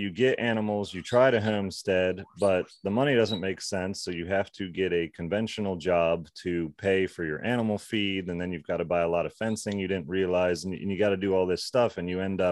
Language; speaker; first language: English; native; English